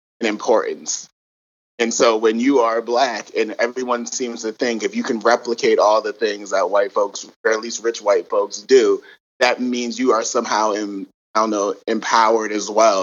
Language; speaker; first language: English; native; English